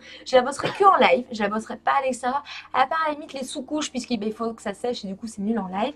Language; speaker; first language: French; native; French